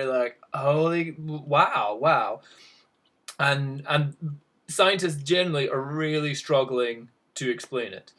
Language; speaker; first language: English; native; English